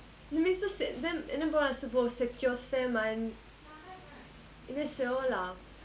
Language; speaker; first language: Greek; early bilingual, heritage; Greek